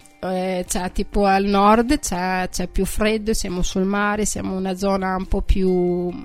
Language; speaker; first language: Italian; non-native, fluent; Arabic